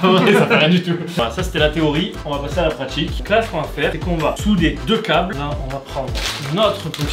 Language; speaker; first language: French; native; French